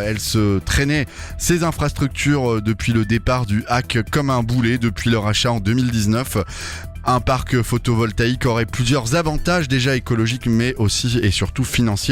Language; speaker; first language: French; native; French